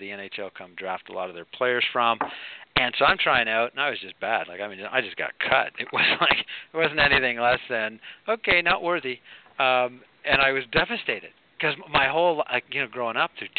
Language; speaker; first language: English; native; English